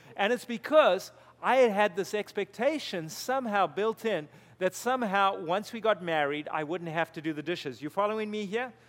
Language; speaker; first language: English; native; English